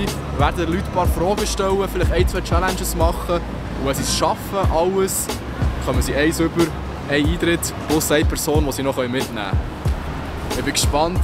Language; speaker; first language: German; native; German